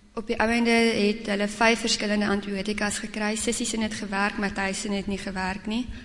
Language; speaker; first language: Afrikaans; native; Afrikaans